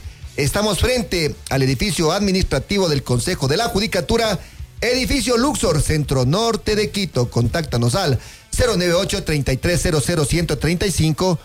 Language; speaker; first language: Spanish; native; Spanish